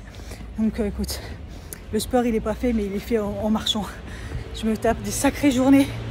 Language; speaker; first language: French; native; French